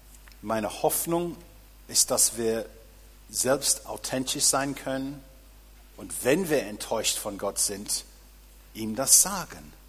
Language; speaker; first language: German; non-native, fluent; English